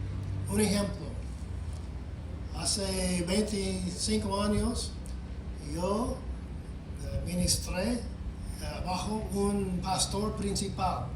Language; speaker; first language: Spanish; non-native, fluent; English